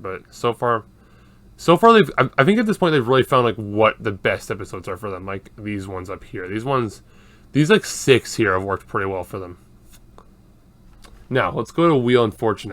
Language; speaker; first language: English; native; English